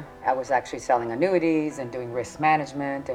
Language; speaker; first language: English; early bilingual, other home language; Spanish